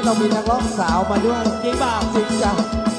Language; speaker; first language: Thai; native; Thai